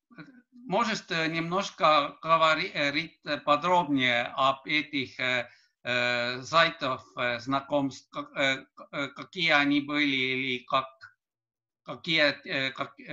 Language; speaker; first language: Russian; non-native, learner; Estonian